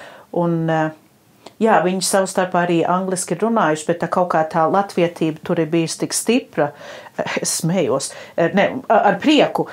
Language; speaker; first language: Latvian; early bilingual, heritage; Latvian